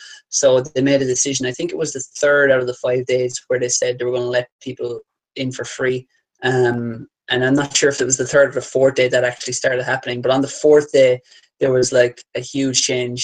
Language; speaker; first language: English; native; English